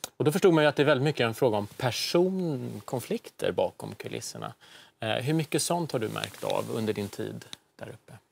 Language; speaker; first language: Swedish; native; Swedish